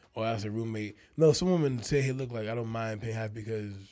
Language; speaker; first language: English; early bilingual, other home language; Yoruba